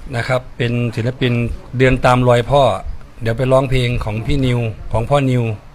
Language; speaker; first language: Thai; native; Thai